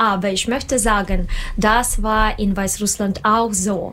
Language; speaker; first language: German; non-native, learner; Russian